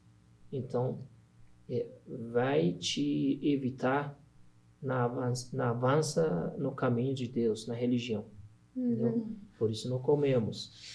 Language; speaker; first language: Portuguese; non-native, learner; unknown